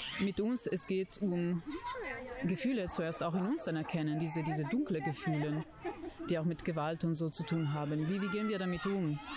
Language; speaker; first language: German; non-native, fluent; Italian